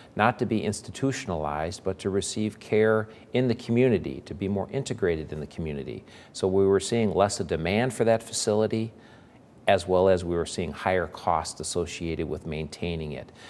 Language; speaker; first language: English; native; English